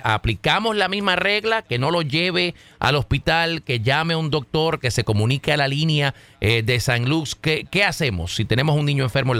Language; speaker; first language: Spanish; native; Spanish